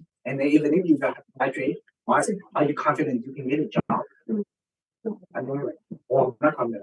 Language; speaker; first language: English; non-native, fluent; Vietnamese